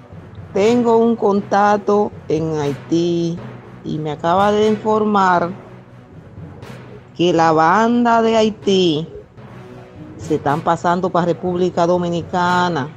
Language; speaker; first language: Spanish; native; Spanish